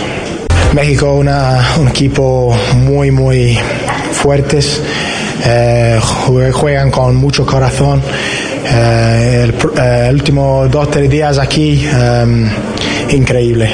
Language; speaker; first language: Spanish; non-native, learner; English